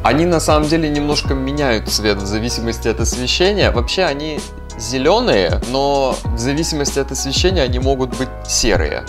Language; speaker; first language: Russian; native; Russian